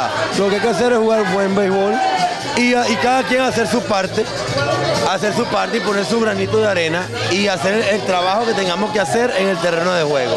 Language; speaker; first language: Spanish; native; Spanish